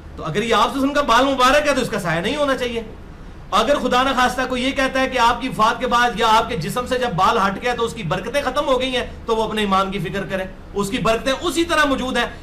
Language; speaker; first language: Urdu; non-native, local second language; Punjabi